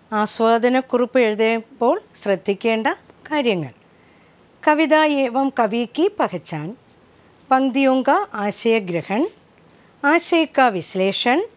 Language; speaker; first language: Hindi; non-native, local second language; Malayalam